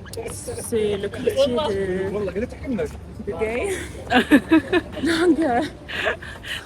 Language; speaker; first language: French; non-native, fluent; German